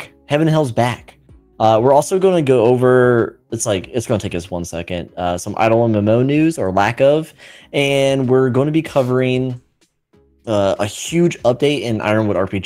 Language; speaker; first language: English; native; English